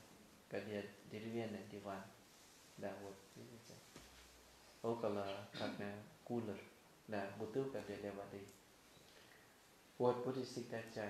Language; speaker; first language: Russian; non-native, learner; Thai